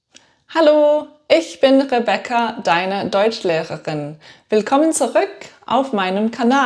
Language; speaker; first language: German; non-native, fluent; English